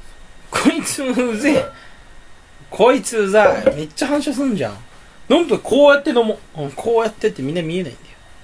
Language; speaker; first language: Japanese; native; Japanese